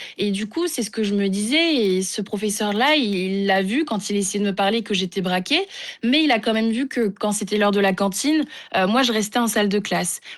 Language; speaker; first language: French; early bilingual, other home language; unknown